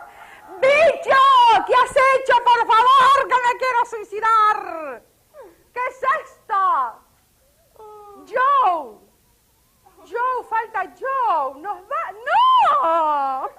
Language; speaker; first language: Spanish; native; Spanish